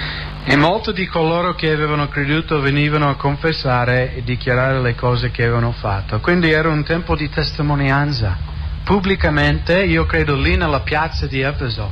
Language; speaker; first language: Italian; non-native, fluent; English